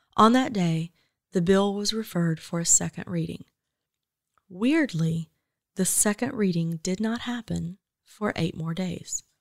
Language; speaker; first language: English; native; English